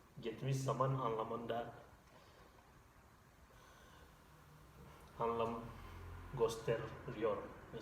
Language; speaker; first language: Turkish; non-native, fluent; Indonesian